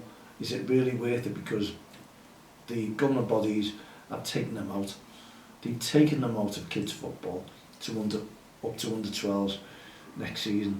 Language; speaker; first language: English; native; English